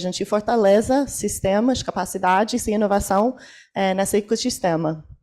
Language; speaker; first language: Portuguese; non-native, fluent; English